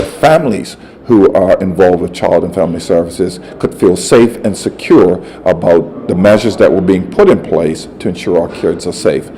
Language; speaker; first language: English; native; English